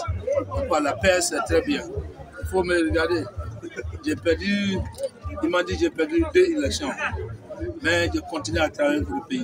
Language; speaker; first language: French; non-native, fluent; English